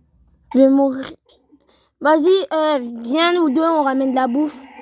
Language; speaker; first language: French; native; French